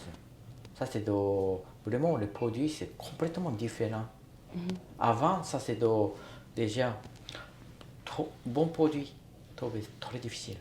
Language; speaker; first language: French; non-native, learner; Japanese